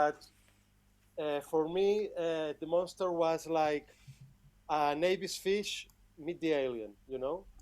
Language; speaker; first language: English; non-native, fluent; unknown